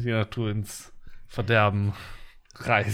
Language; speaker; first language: German; native; German